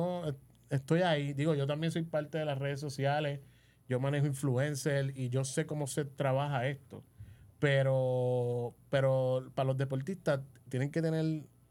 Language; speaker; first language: Spanish; native; Spanish